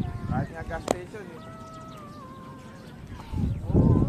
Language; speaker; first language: Filipino; native; Filipino